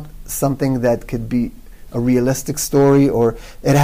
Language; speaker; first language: English; non-native, fluent; Hebrew